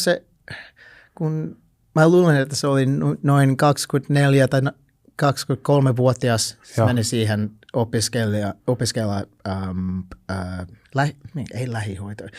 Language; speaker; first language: Finnish; non-native, learner; English